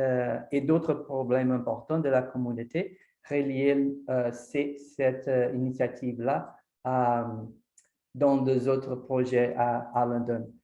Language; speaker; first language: French; non-native, fluent; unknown